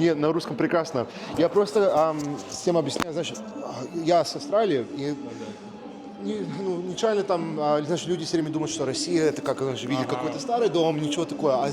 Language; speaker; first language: Russian; early bilingual, heritage; Russian